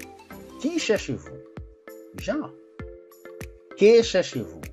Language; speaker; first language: French; non-native, fluent; Portuguese